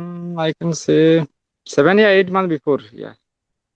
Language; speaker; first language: English; non-native, learner; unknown